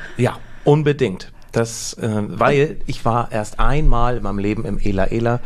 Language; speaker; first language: German; native; German